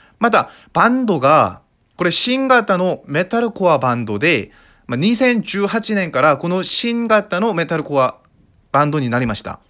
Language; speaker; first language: Japanese; non-native, fluent; Korean